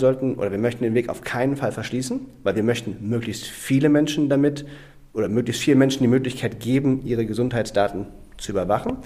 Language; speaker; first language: German; native; German